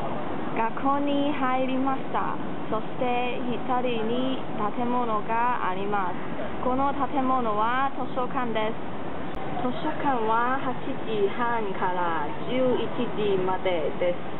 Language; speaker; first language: Japanese; non-native, learner; Cantonese